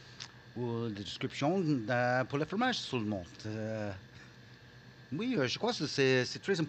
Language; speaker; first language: French; non-native, local second language; English